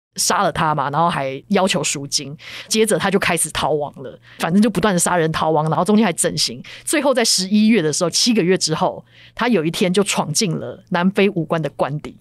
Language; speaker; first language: Chinese; native; Chinese